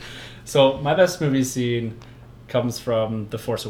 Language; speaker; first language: English; native; English